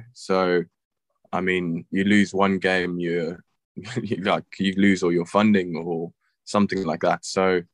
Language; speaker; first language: English; native; English